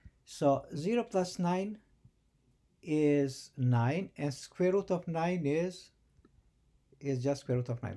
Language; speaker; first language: English; non-native, fluent; Albanian